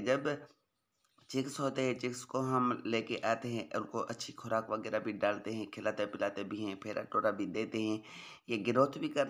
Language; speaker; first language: Hindi; non-native, local second language; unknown